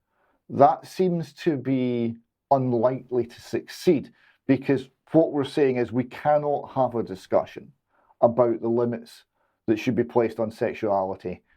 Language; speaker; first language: English; native; English